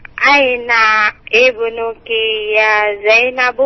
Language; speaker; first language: Arabic; non-native, learner; Indonesian